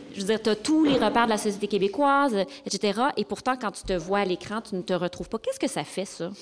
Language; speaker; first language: French; native; French